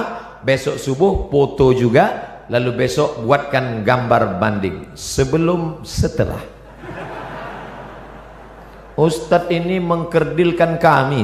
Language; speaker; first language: Indonesian; native; Indonesian